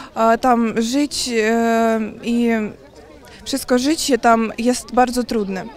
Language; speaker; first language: Polish; non-native, learner; Ukrainian